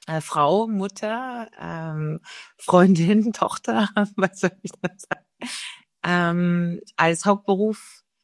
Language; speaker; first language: German; non-native, fluent; French